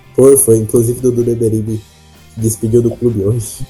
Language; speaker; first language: Portuguese; native; Portuguese